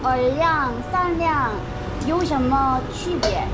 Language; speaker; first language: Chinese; non-native, learner; Korean